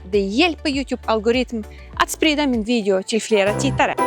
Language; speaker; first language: Swedish; non-native, fluent; Ukrainian